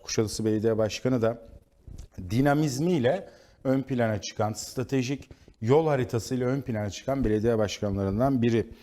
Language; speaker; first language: Turkish; native; Turkish